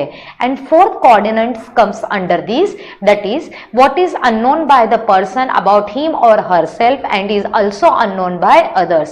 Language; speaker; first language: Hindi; native; Hindi